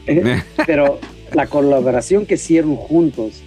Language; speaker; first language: Spanish; early bilingual, heritage; Spanish